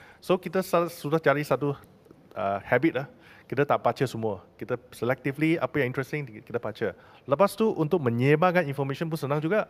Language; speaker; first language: Malay; non-native, local second language; Chinese